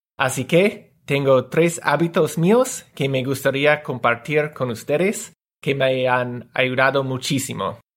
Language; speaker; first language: Spanish; non-native, learner; English